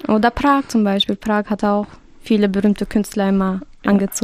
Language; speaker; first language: German; non-native, fluent; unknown